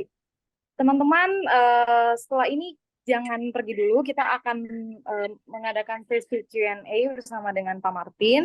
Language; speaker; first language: Indonesian; native; Indonesian